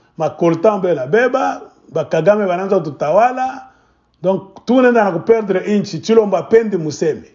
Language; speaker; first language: Swahili; native; Swahili